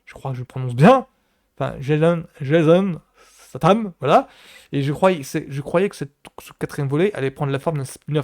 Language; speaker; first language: French; native; French